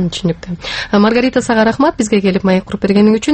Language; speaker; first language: Kyrgyz; native; Kyrgyz